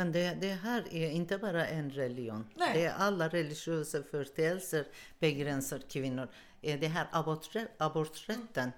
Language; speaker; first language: Swedish; non-native, learner; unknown